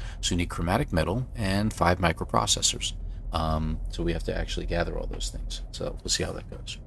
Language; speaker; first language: English; native; English